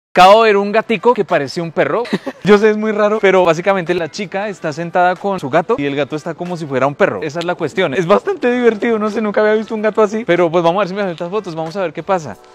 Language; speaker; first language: Spanish; native; Spanish